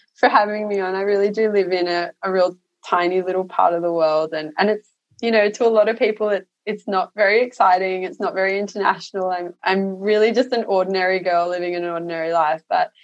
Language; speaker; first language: English; native; English